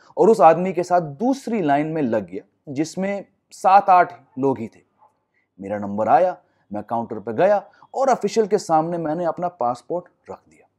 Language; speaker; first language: Hindi; non-native, local second language; English